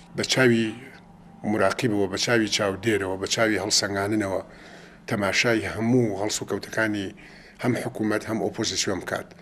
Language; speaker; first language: Central Kurdish; native; Central Kurdish